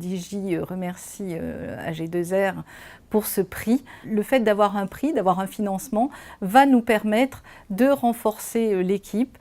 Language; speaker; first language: French; native; French